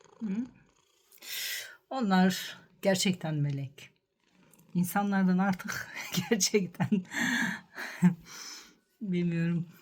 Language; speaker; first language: Turkish; early bilingual, heritage; Turkish